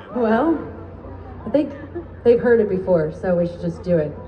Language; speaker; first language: English; native; English